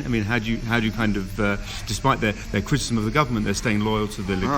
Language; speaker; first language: English; native; English